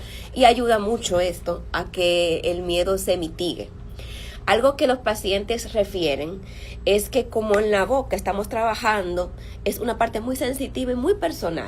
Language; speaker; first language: Spanish; native; Spanish